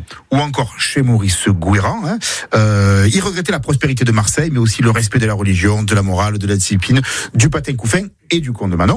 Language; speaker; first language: French; native; French